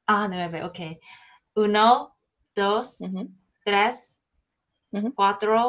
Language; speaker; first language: Spanish; non-native, learner; Korean